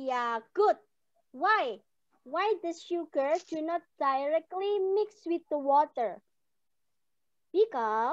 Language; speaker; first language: English; non-native, learner; Indonesian